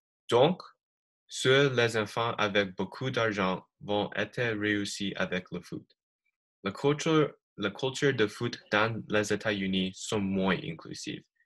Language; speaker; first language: French; non-native, learner; English